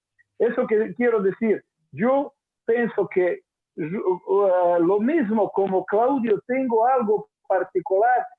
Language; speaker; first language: Portuguese; non-native, learner; Croatian